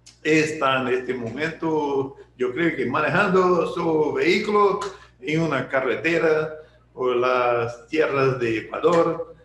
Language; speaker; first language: Portuguese; non-native, learner; Spanish